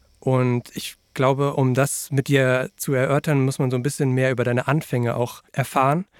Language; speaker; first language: German; native; German